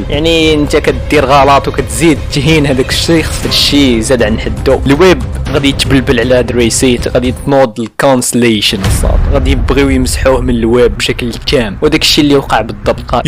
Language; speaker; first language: Arabic; native; Arabic